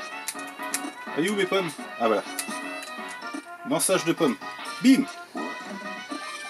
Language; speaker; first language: French; native; French